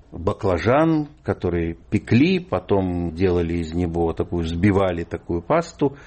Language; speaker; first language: Russian; native; Russian